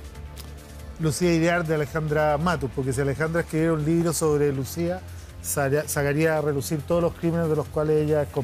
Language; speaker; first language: Spanish; native; Spanish